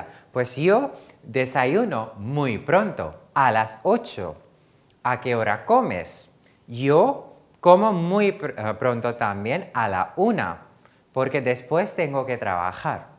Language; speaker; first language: Spanish; non-native, fluent; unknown